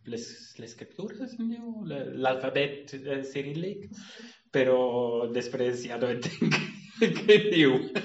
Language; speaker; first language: Catalan; non-native, fluent; German